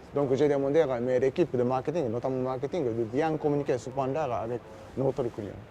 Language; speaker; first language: French; non-native, learner; Japanese